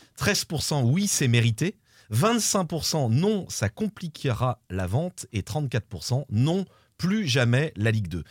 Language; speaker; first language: French; native; French